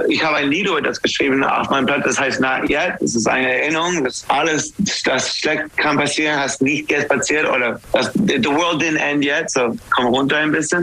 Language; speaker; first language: German; non-native, fluent; English